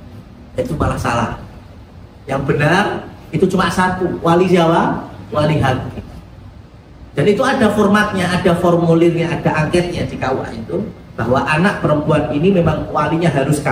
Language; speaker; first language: Indonesian; native; Indonesian